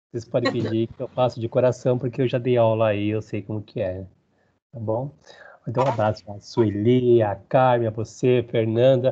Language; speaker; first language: Portuguese; native; Portuguese